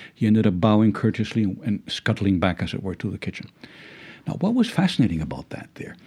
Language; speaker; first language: English; early bilingual, other home language; Spanish